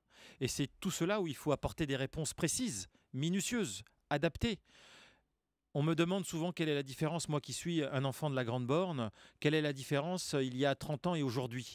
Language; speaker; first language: French; native; French